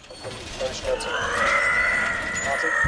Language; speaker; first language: German; native; German